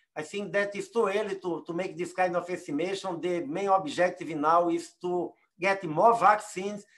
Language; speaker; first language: English; non-native, fluent; Portuguese